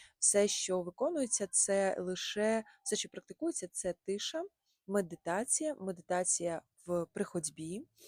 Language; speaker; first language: Ukrainian; non-native, local second language; Russian